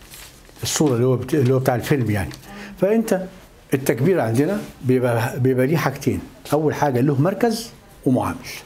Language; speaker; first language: Arabic; native; Arabic